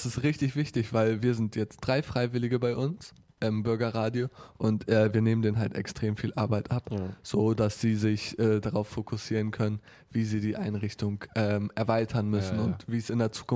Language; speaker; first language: German; native; German